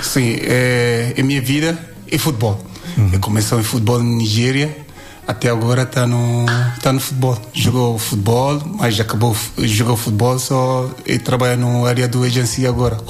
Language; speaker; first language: Portuguese; non-native, learner; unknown